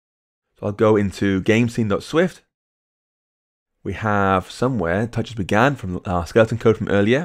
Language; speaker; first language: English; native; English